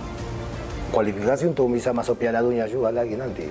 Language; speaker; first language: Indonesian; non-native, fluent; Spanish